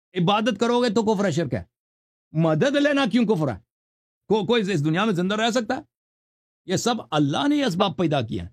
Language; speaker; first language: Urdu; non-native, local second language; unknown